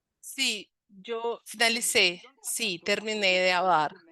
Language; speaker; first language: Spanish; non-native, fluent; Portuguese